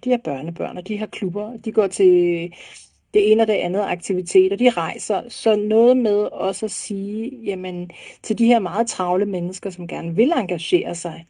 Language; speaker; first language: Danish; native; Danish